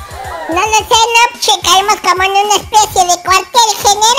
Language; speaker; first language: Spanish; native; Spanish